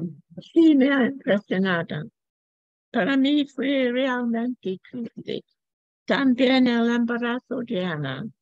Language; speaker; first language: Spanish; non-native, learner; English